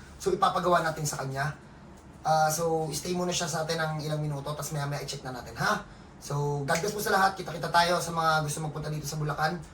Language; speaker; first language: Filipino; native; Filipino